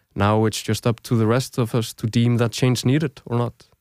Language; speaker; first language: English; non-native, fluent; Icelandic